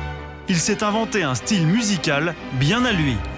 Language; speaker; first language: French; native; French